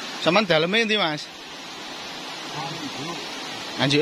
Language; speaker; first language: Indonesian; non-native, local second language; Javanese